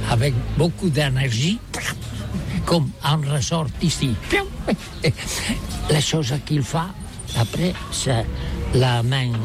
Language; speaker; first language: French; non-native, learner; Catalan